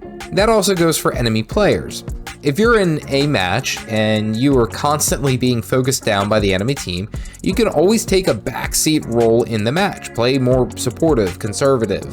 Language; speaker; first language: English; native; English